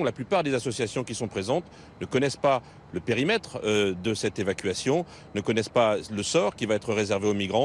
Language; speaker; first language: French; native; French